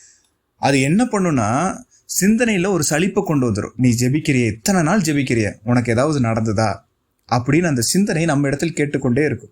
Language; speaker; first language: Tamil; native; Tamil